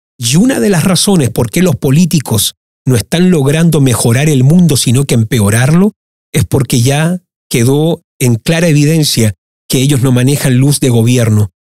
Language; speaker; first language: Spanish; early bilingual, heritage; Spanish